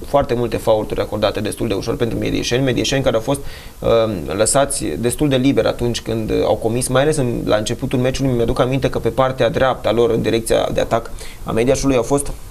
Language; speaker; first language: Romanian; native; Romanian